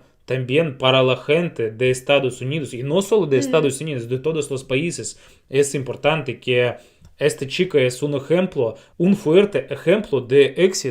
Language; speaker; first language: Spanish; non-native, fluent; Russian